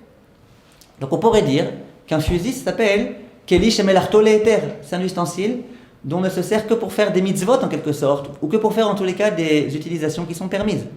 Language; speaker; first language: French; native; French